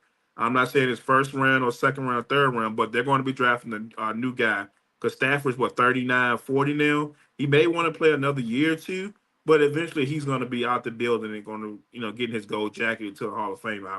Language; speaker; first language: English; native; English